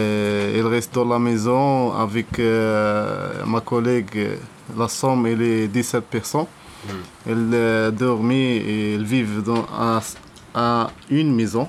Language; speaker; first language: French; non-native, learner; Arabic